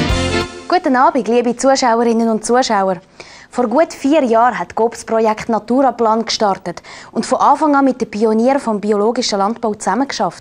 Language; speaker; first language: German; native; German